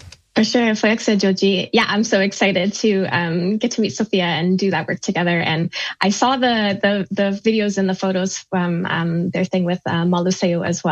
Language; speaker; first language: English; native; English